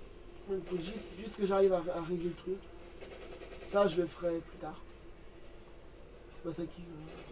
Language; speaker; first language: French; native; French